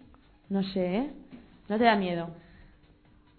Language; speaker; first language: Spanish; native; Spanish